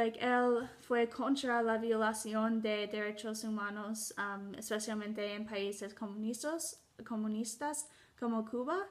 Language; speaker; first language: Spanish; non-native, learner; English